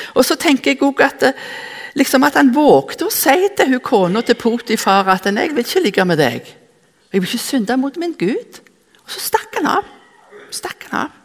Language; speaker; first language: Norwegian; native; Norwegian